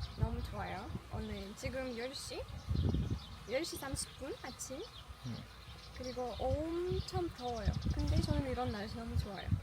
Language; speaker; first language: Korean; non-native, learner; Russian